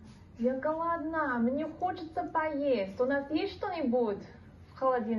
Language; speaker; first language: Russian; non-native, learner; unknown